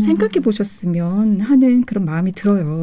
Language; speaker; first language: Korean; native; Korean